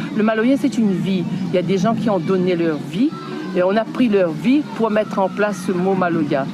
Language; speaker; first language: French; native; French